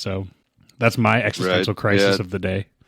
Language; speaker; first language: English; native; English